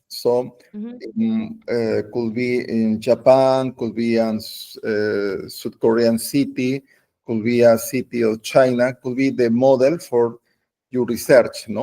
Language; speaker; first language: English; non-native, learner; Spanish